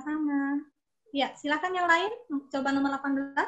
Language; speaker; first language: Indonesian; native; Indonesian